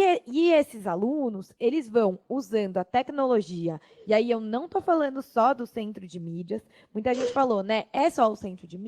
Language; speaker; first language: Portuguese; native; Portuguese